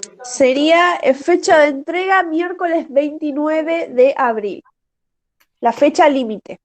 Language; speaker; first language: Spanish; native; Spanish